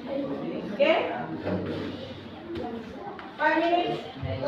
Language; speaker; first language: English; non-native, learner; Indonesian